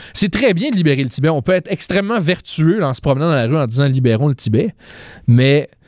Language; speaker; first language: French; native; French